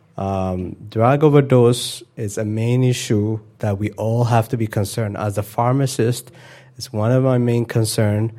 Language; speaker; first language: English; non-native, fluent; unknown